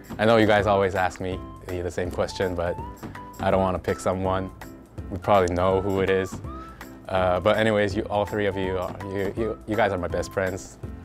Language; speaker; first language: English; early bilingual, other home language; Korean